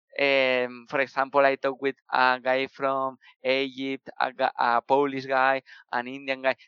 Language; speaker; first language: English; non-native, fluent; Spanish